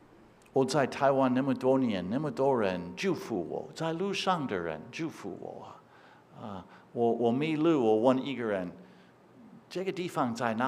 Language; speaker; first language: Chinese; non-native, fluent; English